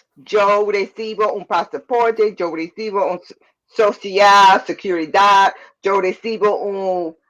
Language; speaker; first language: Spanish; non-native, learner; English